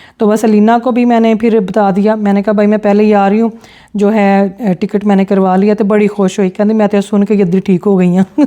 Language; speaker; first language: Urdu; non-native, local second language; Punjabi